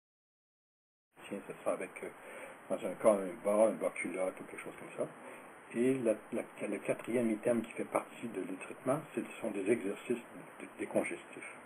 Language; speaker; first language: French; native; French